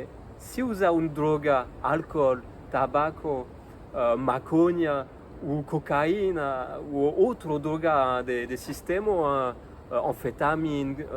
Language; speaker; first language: Portuguese; non-native, learner; French